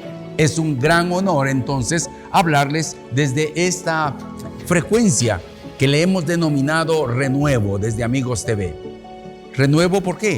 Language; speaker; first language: Spanish; native; Spanish